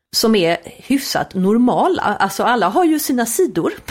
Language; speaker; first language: Swedish; native; Swedish